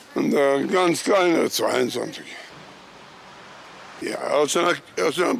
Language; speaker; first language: German; non-native, learner; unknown